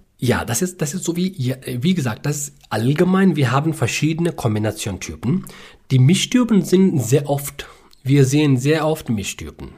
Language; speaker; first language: German; non-native, learner; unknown